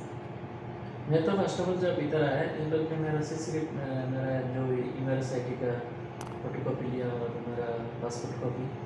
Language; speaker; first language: Hindi; non-native, learner; Bangla